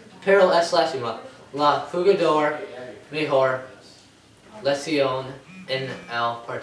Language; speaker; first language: Spanish; non-native, learner; English